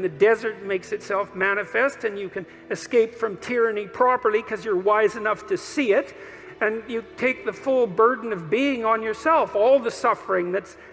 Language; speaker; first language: English; native; English